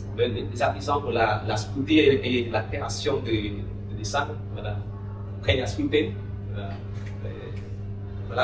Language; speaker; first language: French; non-native, local second language; Khmer